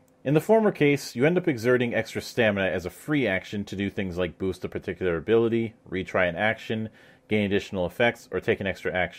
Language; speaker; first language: English; native; English